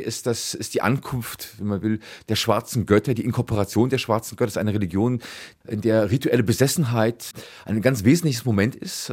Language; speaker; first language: German; native; German